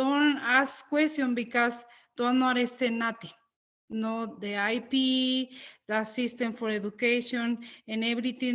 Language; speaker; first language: English; non-native, learner; Spanish